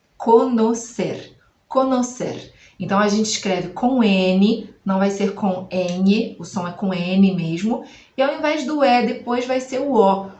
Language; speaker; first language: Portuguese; native; Portuguese